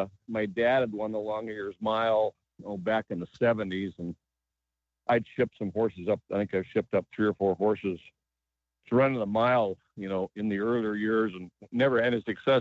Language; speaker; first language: English; native; English